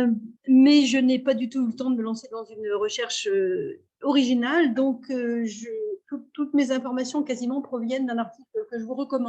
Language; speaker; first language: French; native; French